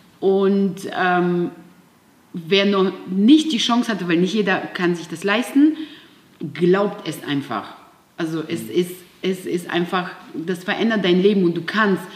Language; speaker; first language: German; non-native, fluent; Russian